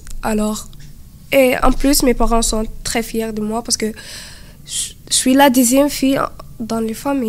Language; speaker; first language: French; non-native, learner; Arabic